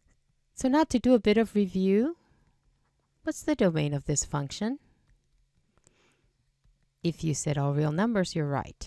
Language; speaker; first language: English; native; English